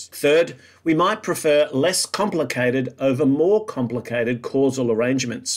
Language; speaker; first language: English; native; English